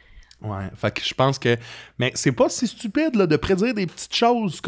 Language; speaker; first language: French; native; French